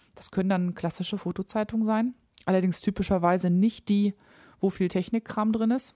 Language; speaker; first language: German; native; German